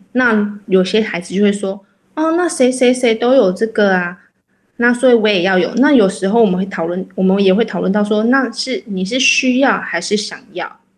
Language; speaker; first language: Chinese; native; Chinese